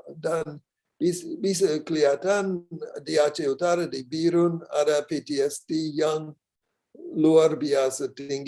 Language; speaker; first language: Indonesian; non-native, learner; English